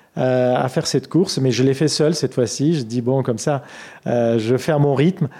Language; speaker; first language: French; non-native, fluent; Armenian